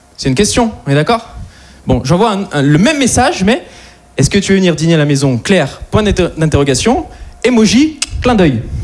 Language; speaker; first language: French; native; French